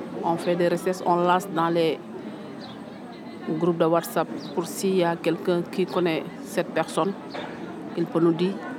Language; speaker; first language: French; non-native, local second language; Fula